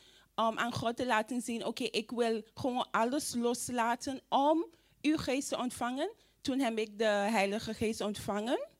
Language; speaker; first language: Dutch; non-native, fluent; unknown